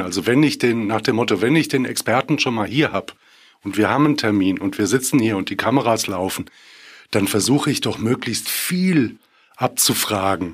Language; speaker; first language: German; native; German